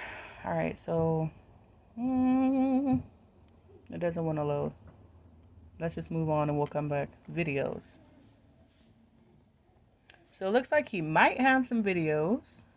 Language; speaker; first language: English; native; English